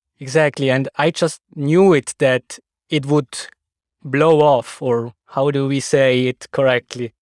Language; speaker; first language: English; non-native, fluent; Swiss German